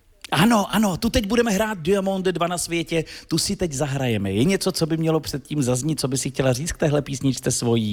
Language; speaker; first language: Czech; native; Czech